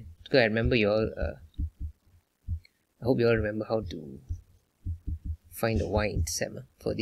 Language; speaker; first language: English; non-native, local second language; Malay